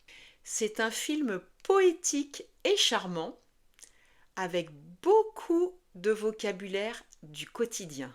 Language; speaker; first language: French; native; French